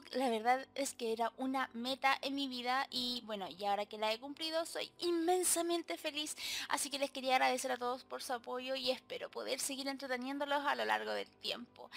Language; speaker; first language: Spanish; native; Spanish